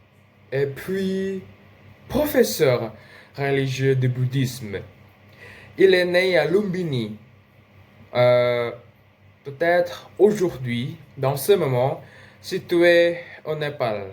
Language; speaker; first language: French; non-native, learner; Indonesian